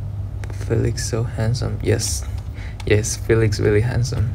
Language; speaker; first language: English; non-native, learner; Thai